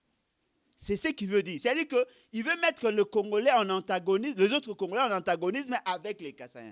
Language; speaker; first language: French; non-native, local second language; Lingala